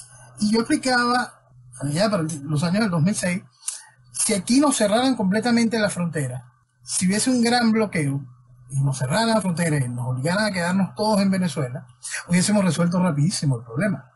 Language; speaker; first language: Spanish; native; Spanish